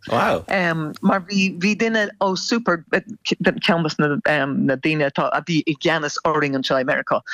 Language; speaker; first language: Irish; non-native, local second language; English